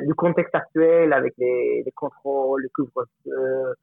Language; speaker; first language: French; non-native, fluent; Spanish